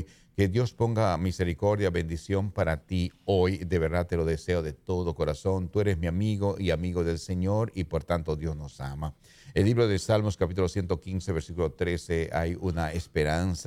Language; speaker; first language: Spanish; native; Spanish